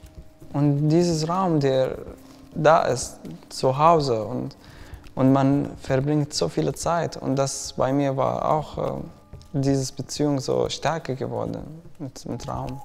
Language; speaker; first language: German; non-native, fluent; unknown